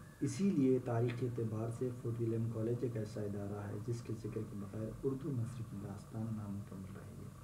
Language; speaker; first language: Urdu; native; Urdu